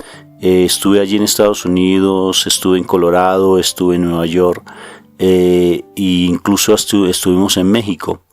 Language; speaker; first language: Spanish; native; Spanish